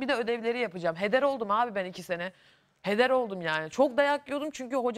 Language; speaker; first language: Turkish; native; Turkish